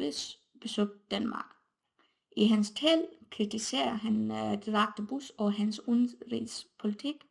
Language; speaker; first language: Danish; non-native, fluent; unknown